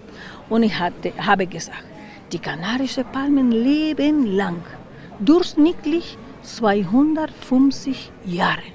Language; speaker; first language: German; non-native, learner; Spanish